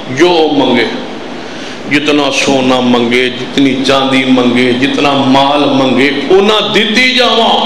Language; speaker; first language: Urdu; non-native, local second language; Punjabi